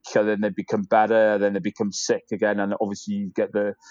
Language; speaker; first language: English; native; English